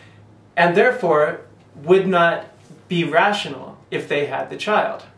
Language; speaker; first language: English; native; English